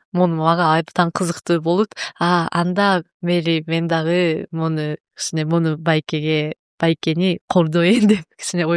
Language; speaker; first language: Kyrgyz; non-native, learner; Japanese